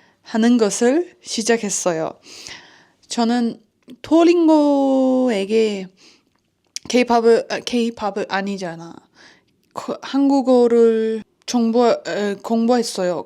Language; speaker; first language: Korean; non-native, learner; Turkish